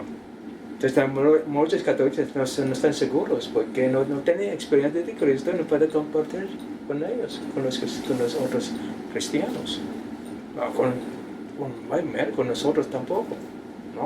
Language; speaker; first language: Spanish; non-native, learner; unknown